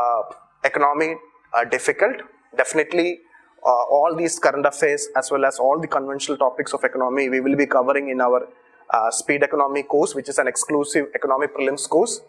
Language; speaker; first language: English; non-native, local second language; Malayalam